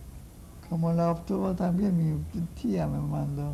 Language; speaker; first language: Spanish; non-native, fluent; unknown